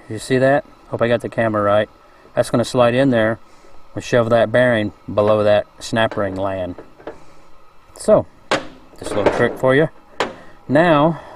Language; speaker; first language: English; native; English